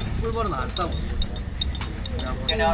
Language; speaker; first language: English; non-native, learner; Vietnamese